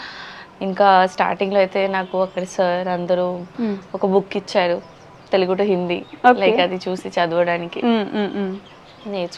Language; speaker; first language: Telugu; non-native, learner; Bangla